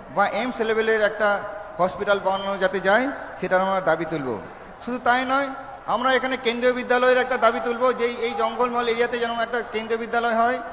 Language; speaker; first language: Bangla; non-native, local second language; Santali